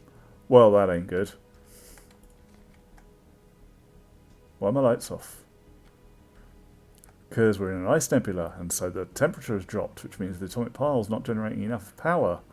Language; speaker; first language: English; native; English